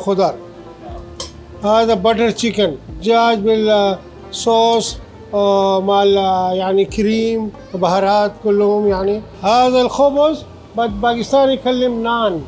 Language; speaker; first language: Arabic; non-native, learner; Urdu